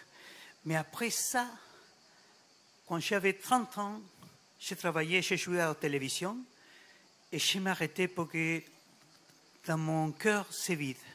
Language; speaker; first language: French; non-native, fluent; Spanish